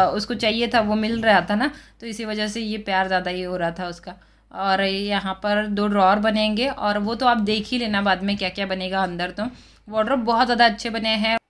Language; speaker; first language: Hindi; non-native, local second language; Marathi